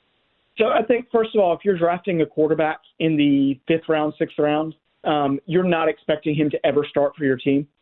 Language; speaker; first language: English; native; English